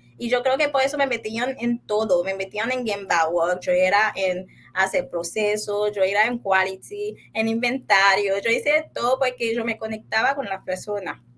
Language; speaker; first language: Spanish; non-native, fluent; Haitian Creole